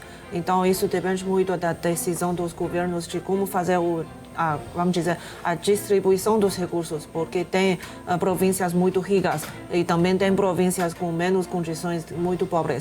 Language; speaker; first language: Portuguese; non-native, fluent; Chinese